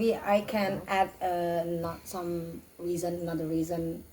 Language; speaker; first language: English; non-native, learner; Indonesian